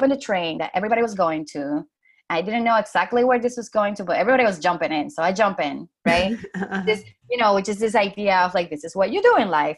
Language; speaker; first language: English; non-native, fluent; Spanish